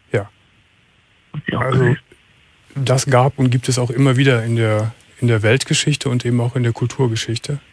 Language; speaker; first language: German; native; German